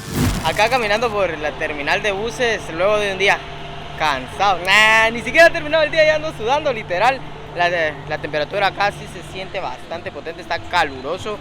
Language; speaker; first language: Spanish; native; Spanish